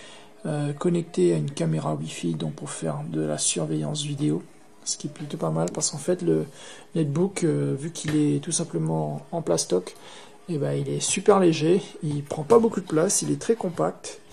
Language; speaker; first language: French; native; French